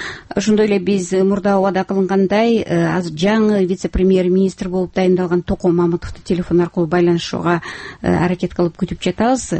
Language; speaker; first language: Kyrgyz; native; Kyrgyz